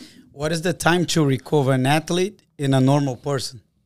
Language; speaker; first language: English; non-native, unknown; Portuguese